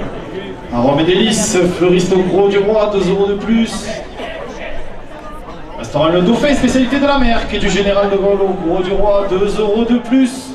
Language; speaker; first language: French; native; French